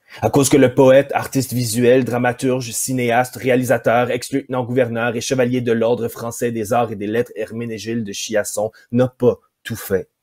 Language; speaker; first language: French; native; French